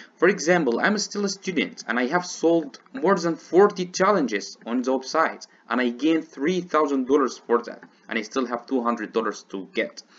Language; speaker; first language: English; non-native, fluent; Arabic